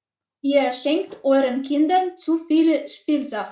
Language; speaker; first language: German; non-native, learner; Macedonian